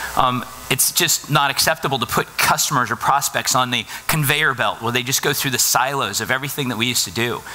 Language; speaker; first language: English; native; English